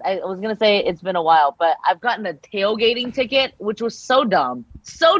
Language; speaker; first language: English; early bilingual, other home language; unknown